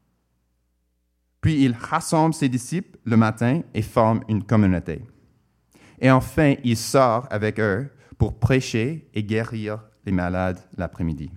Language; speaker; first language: French; non-native, local second language; English